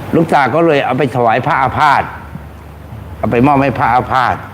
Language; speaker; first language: Thai; native; Thai